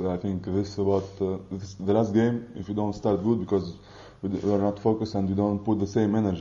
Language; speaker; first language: English; non-native, fluent; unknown